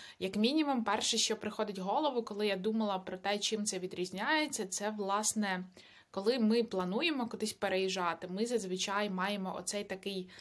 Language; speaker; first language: Ukrainian; native; Ukrainian